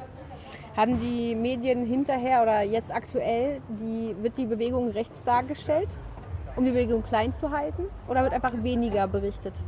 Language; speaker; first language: German; native; German